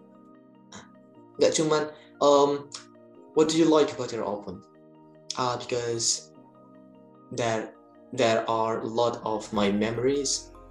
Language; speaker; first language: English; non-native, learner; Indonesian